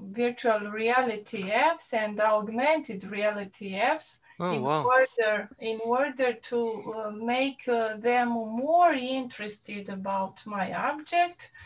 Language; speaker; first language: English; non-native, fluent; Romanian